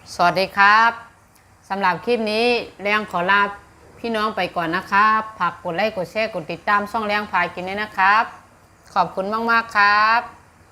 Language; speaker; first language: Thai; native; Thai